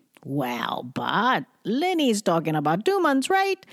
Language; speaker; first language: English; non-native, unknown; Japanese